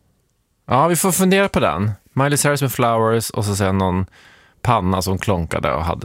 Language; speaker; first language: Swedish; native; Swedish